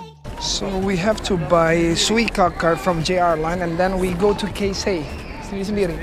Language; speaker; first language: English; non-native, learner; Indonesian